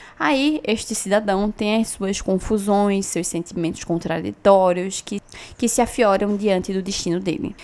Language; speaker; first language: Portuguese; native; Portuguese